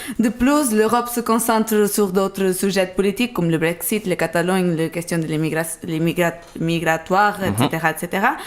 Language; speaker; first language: French; non-native, learner; Portuguese